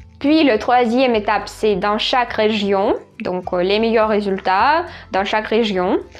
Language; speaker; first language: French; non-native, fluent; Russian